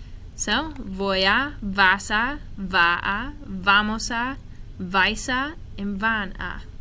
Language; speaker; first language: Spanish; non-native, fluent; English